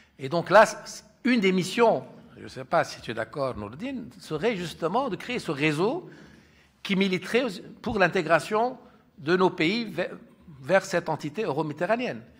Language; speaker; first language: French; non-native, local second language; Arabic